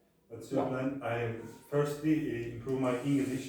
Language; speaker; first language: English; non-native, learner; Turkish